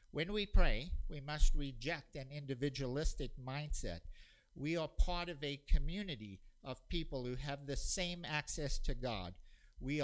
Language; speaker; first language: English; native; English